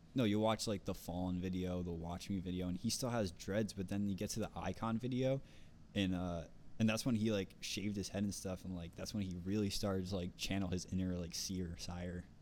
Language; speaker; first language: English; native; English